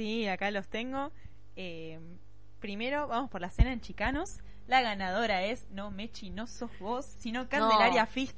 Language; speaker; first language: Spanish; native; Spanish